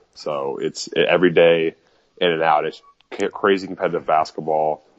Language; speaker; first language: English; native; English